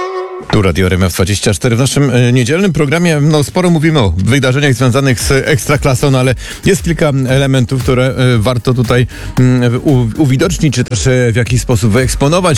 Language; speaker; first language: Polish; native; Polish